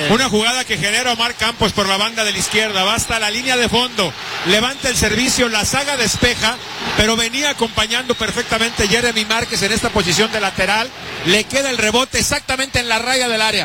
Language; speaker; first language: Spanish; native; Spanish